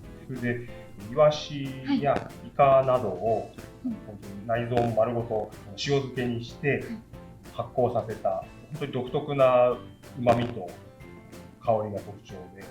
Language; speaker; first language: Japanese; native; Japanese